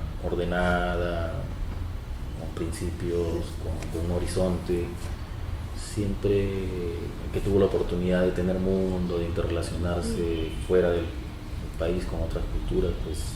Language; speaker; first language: Spanish; native; Spanish